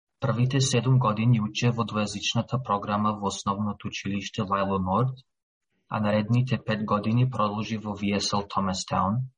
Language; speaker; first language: Macedonian; early bilingual, heritage; Macedonian